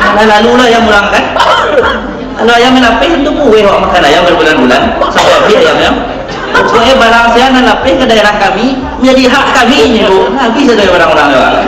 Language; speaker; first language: Malay; non-native, local second language; Minangkabau